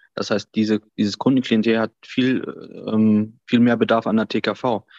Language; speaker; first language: German; native; German